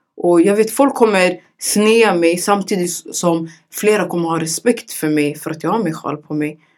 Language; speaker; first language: Swedish; early bilingual, other home language; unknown